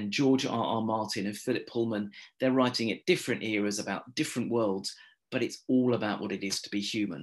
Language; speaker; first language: English; native; English